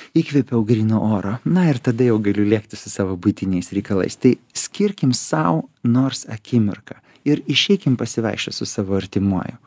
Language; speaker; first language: Lithuanian; native; Lithuanian